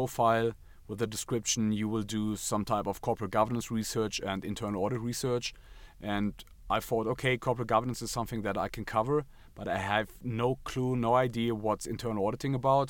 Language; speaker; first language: English; non-native, fluent; German